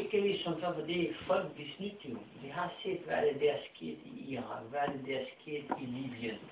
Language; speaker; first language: Danish; non-native, fluent; Arabic